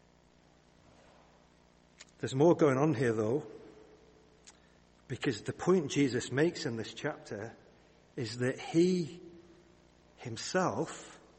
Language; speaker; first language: English; native; English